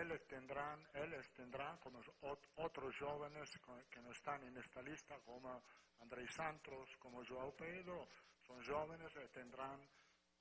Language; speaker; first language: Portuguese; non-native, fluent; Spanish